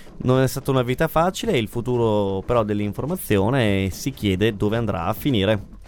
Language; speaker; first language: Italian; native; Italian